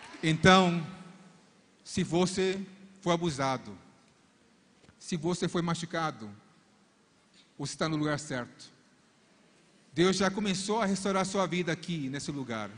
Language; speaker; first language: Portuguese; non-native, fluent; Spanish